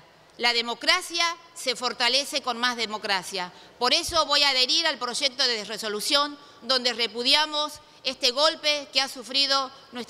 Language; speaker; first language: Spanish; native; Spanish